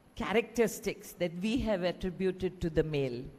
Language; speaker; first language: English; non-native, local second language; Kannada